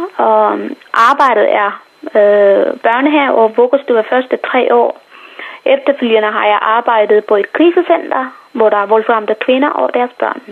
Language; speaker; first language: Danish; non-native, fluent; Tamil